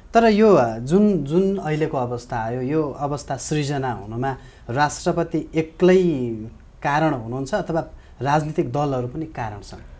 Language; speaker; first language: Nepali; native; Nepali